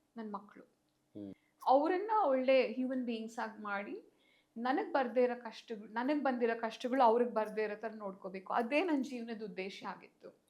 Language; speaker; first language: Kannada; native; Kannada